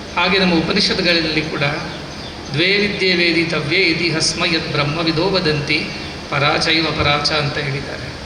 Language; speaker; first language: Kannada; non-native, local second language; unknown